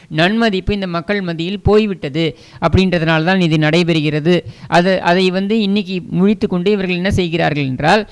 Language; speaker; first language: Tamil; native; Tamil